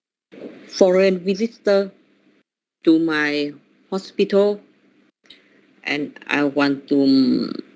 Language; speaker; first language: English; non-native, learner; Vietnamese